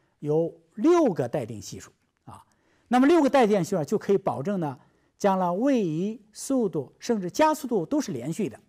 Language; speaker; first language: Chinese; native; Chinese